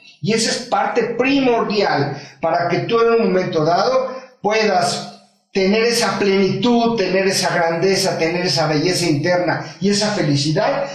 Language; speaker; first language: Spanish; native; Spanish